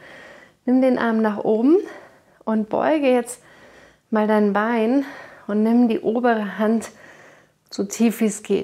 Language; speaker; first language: German; native; German